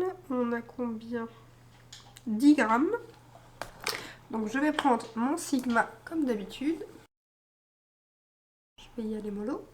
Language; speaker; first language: French; native; French